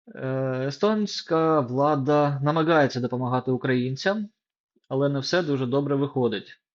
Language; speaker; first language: Ukrainian; non-native, local second language; Russian